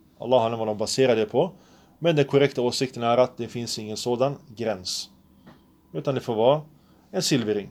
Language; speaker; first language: Swedish; early bilingual, other home language; Arabic